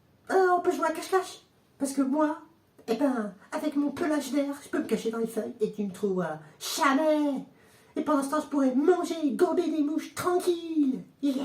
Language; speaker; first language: French; native; French